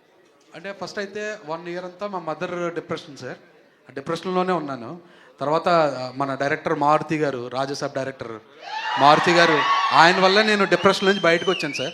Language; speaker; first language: Telugu; native; Telugu